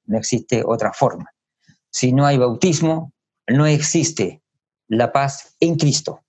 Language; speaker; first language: Spanish; native; Spanish